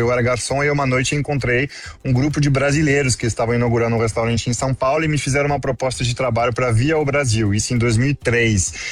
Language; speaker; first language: Portuguese; non-native, fluent; French